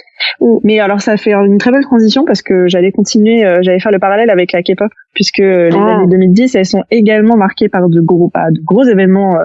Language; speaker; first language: French; native; French